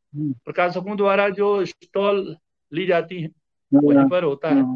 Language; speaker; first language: Hindi; native; Hindi